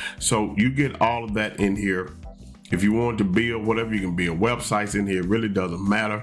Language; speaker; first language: English; native; English